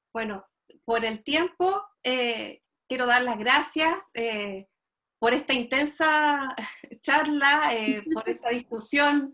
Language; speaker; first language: Spanish; native; Spanish